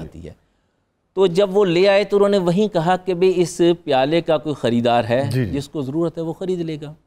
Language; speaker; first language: Urdu; native; Urdu